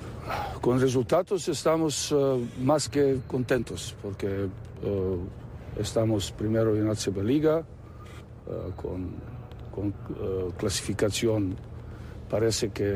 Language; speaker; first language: Spanish; non-native, fluent; Serbian